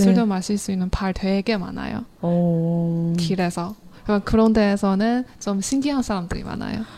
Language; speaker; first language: Korean; non-native, learner; Chinese